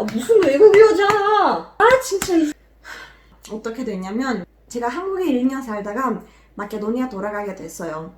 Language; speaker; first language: Korean; non-native, fluent; Macedonian